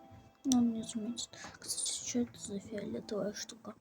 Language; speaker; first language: Russian; native; Russian